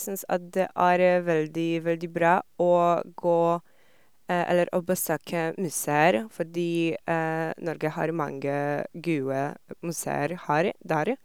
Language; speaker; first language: Norwegian; non-native, learner; Polish